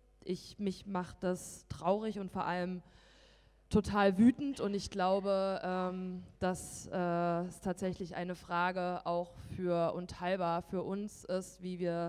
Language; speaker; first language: German; native; German